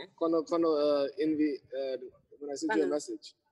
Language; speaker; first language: Spanish; non-native, learner; English